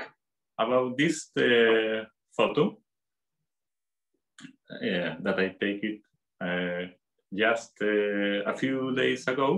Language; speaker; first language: English; non-native, fluent; Spanish